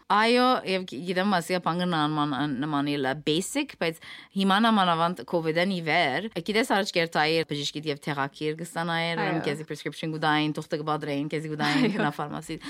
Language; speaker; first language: Armenian; early bilingual, heritage; Armenian